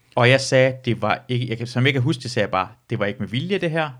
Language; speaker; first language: Danish; early bilingual, other home language; Persian